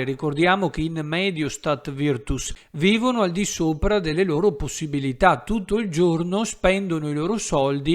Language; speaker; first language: Italian; native; Italian